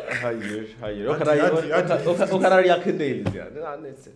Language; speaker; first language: Turkish; non-native, learner; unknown